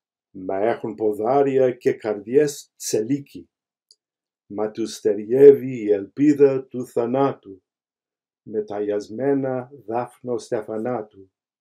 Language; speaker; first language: Greek; non-native, fluent; English